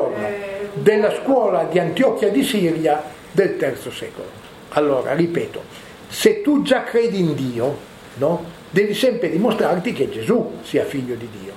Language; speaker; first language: Italian; native; Italian